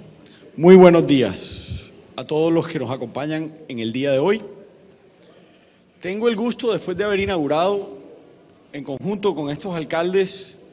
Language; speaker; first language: Spanish; native; Spanish